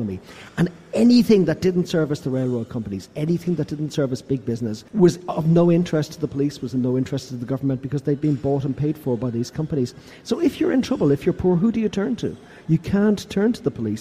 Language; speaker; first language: English; native; English